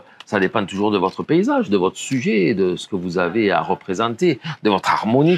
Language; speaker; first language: French; native; French